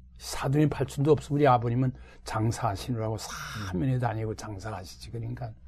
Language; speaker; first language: Korean; native; Korean